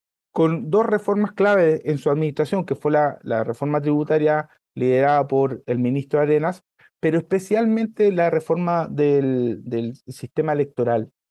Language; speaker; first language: Spanish; native; Spanish